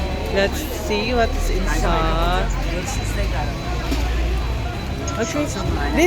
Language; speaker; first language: English; non-native, learner; Filipino